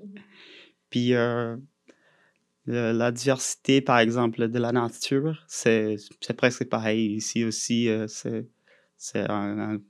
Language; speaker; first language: French; non-native, fluent; Portuguese